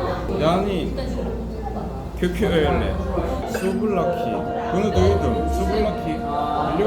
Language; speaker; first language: Turkish; non-native, learner; Korean